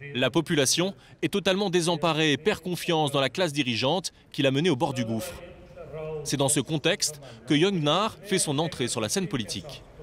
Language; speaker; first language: French; native; French